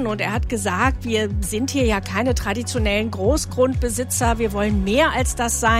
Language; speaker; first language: German; native; German